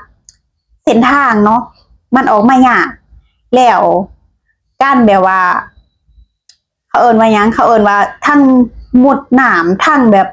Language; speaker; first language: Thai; non-native, local second language; Lao